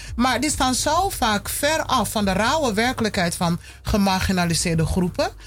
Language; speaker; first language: Dutch; early bilingual, other home language; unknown